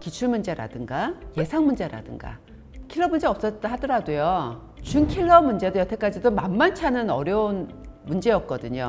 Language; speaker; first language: Korean; native; Korean